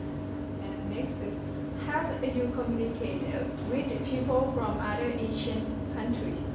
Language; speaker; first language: English; non-native, learner; Thai